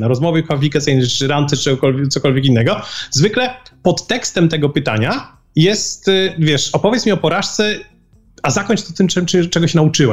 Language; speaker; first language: Polish; native; Polish